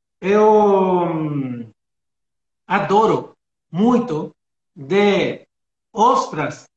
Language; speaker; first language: Portuguese; non-native, learner; Spanish